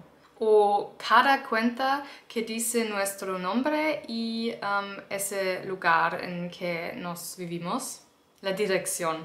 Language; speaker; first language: Spanish; non-native, learner; German